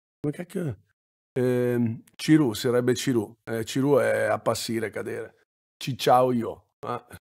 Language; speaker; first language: Italian; native; Italian